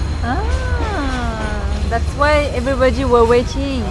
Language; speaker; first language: English; non-native, fluent; French